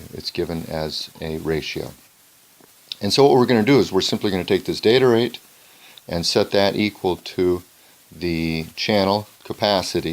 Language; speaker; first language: English; native; English